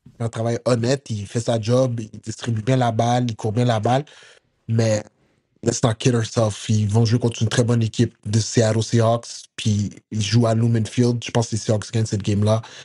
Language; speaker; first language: French; native; French